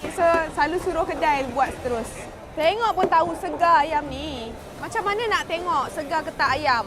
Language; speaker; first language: Malay; native; Malay